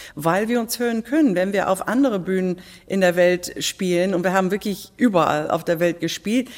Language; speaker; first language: German; non-native, fluent; English